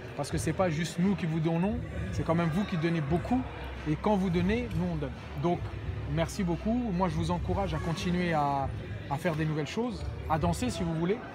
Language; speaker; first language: French; native; French